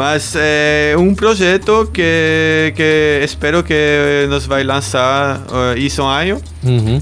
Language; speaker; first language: Portuguese; non-native, learner; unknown